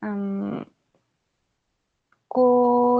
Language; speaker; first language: Korean; non-native, learner; Bangla